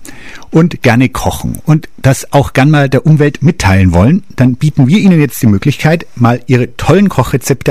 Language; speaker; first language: German; native; German